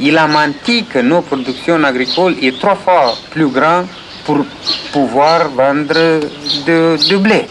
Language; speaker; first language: French; non-native, learner; Romanian